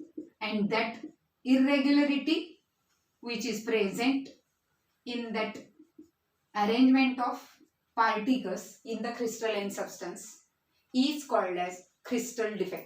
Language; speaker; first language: English; non-native, local second language; Marathi